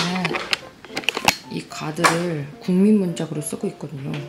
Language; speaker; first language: Korean; native; Korean